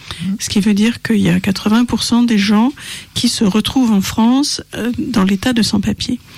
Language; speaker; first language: French; native; French